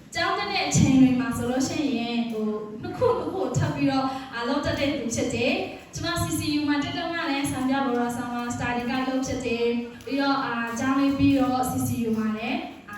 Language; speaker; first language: Burmese; non-native, local second language; Hakha Chin